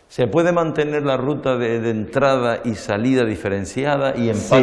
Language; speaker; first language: Spanish; native; Spanish